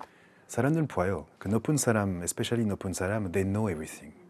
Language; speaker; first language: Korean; non-native, learner; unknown